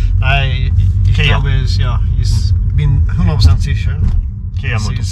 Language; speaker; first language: German; non-native, learner; Swedish